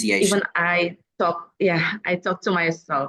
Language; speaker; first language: English; non-native, learner; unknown